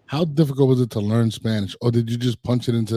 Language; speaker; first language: English; native; English